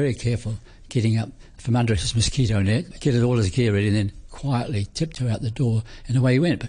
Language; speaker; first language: English; native; English